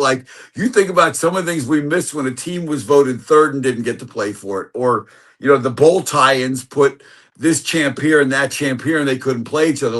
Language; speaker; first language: English; native; English